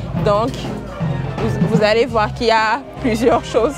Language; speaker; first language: French; non-native, local second language; Ewe